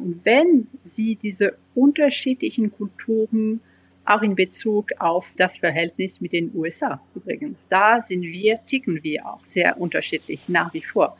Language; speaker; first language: German; non-native, fluent; French